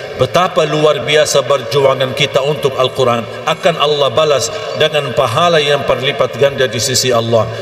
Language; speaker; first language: Malay; non-native, fluent; Arabic